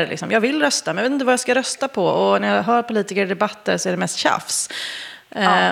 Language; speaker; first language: Swedish; native; Swedish